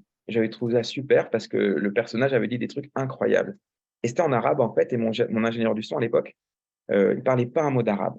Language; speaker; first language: French; native; French